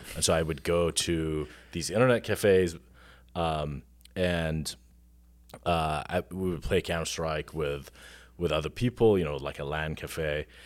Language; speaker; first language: English; non-native, fluent; Arabic